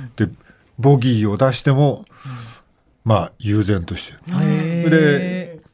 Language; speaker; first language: Japanese; native; Japanese